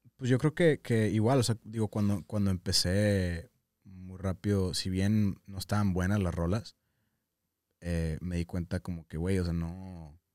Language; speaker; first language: Spanish; early bilingual, heritage; English